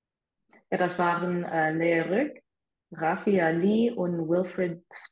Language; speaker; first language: German; non-native, fluent; English